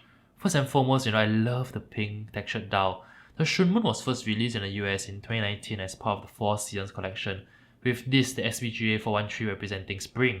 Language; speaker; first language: English; native; English